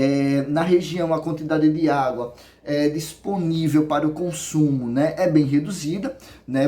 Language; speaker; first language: Portuguese; native; Portuguese